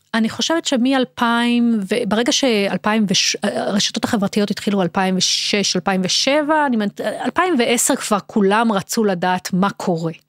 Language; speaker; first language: Hebrew; native; Hebrew